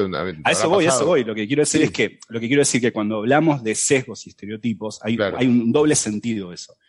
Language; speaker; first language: Spanish; native; Spanish